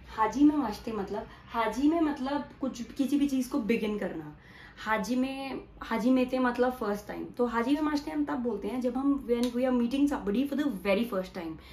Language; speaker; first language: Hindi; native; Hindi